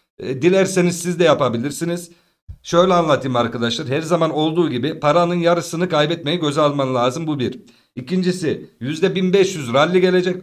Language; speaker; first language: Turkish; native; Turkish